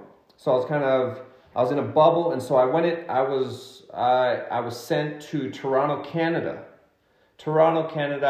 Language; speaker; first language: English; native; English